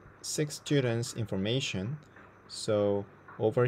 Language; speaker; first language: English; non-native, fluent; Korean